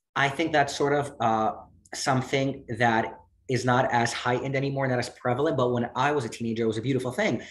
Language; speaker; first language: English; native; English